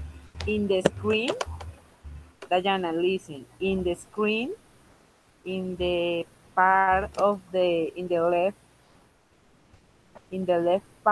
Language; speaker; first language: English; non-native, local second language; Spanish